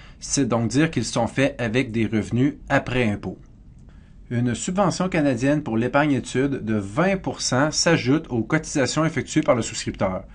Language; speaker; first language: French; native; French